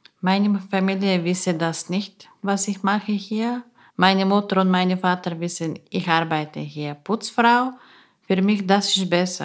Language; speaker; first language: German; non-native, learner; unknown